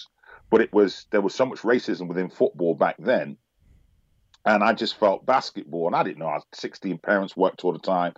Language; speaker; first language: English; native; English